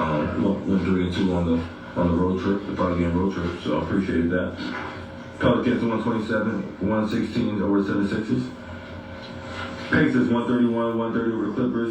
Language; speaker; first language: English; native; English